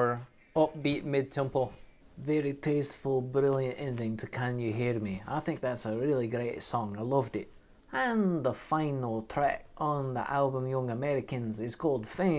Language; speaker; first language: English; native; English